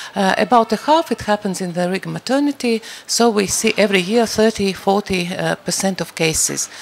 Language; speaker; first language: English; non-native, fluent; Latvian